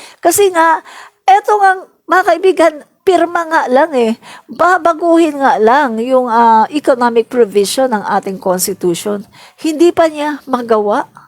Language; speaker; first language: Filipino; non-native, local second language; Cebuano